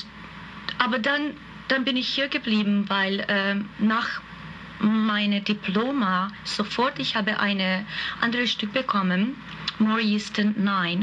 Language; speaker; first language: German; non-native, fluent; Hungarian